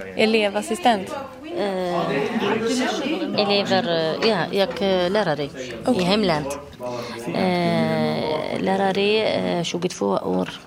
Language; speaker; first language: Swedish; non-native, learner; Arabic